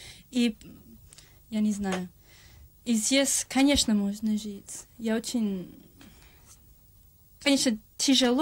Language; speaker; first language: Russian; non-native, fluent; English